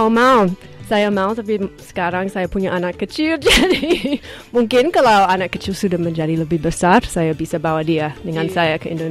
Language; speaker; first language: Indonesian; non-native, fluent; English